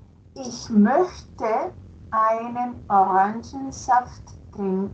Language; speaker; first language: German; non-native, fluent; Spanish